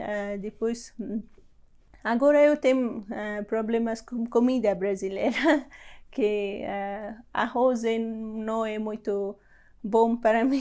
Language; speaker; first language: Portuguese; non-native, learner; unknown